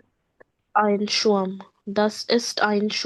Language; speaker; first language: German; non-native, learner; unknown